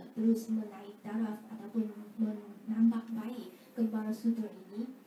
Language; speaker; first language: Malay; non-native, fluent; Chinese